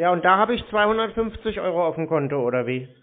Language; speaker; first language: German; native; German